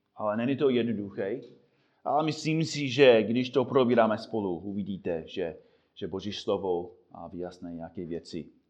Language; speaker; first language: Czech; non-native, fluent; English